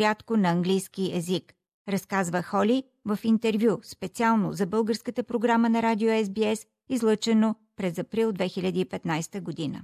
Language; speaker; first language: Bulgarian; native; Bulgarian